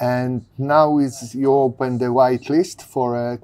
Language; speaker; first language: English; non-native, learner; Polish